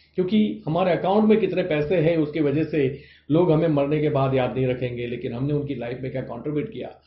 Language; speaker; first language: Hindi; non-native, local second language; Gujarati